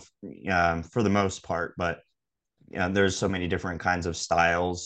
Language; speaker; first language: English; native; English